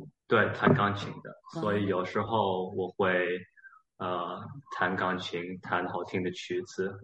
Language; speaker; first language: Chinese; early bilingual, heritage; Chinese